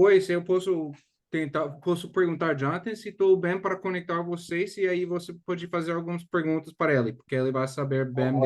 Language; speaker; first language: Portuguese; non-native, fluent; English